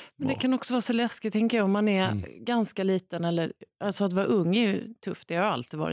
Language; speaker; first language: Swedish; native; Swedish